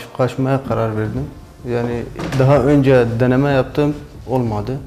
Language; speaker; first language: Turkish; non-native, learner; Kurdish